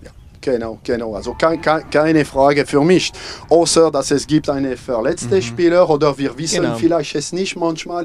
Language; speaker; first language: German; non-native, fluent; French